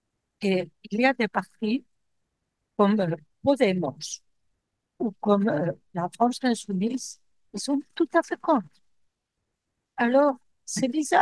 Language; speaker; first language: French; non-native, fluent; Spanish